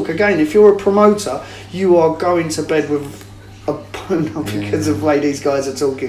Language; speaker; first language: English; native; English